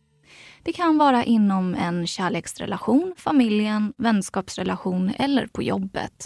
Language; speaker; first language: Swedish; native; Swedish